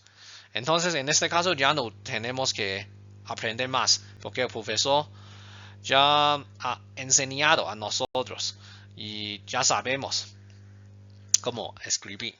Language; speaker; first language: Spanish; non-native, fluent; Chinese